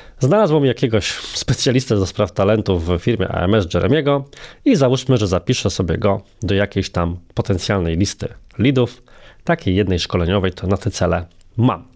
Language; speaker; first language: Polish; native; Polish